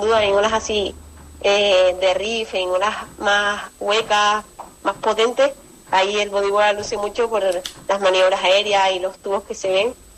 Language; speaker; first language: Spanish; native; Spanish